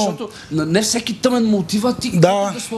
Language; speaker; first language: Bulgarian; native; Bulgarian